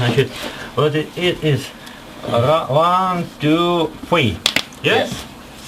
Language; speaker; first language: English; non-native, learner; Russian